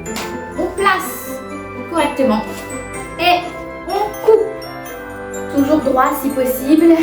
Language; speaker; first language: French; native; French